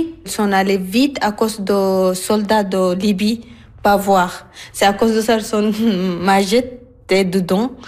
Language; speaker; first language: French; non-native, learner; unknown